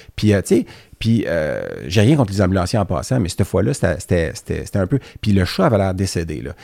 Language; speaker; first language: French; native; French